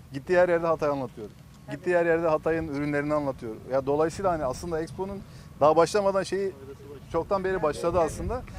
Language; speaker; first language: Turkish; native; Turkish